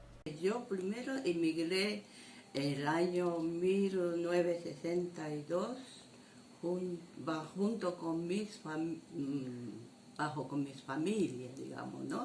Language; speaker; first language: Spanish; early bilingual, other home language; Japanese